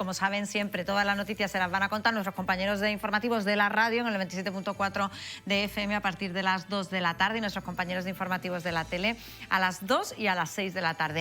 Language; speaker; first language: Spanish; native; Spanish